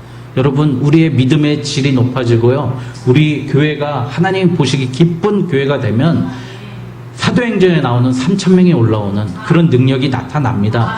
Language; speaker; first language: Korean; native; Korean